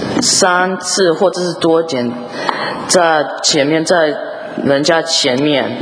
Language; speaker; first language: Chinese; early bilingual, heritage; English